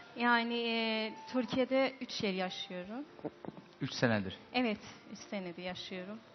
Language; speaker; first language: Turkish; non-native, learner; Persian